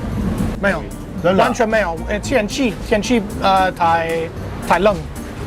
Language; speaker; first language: Chinese; non-native, fluent; English